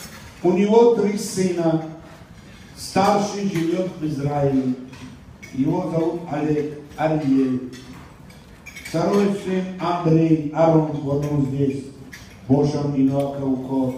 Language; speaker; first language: Russian; non-native, local second language; Tajik